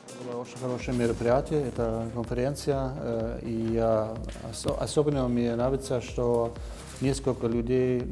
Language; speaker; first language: Russian; non-native, fluent; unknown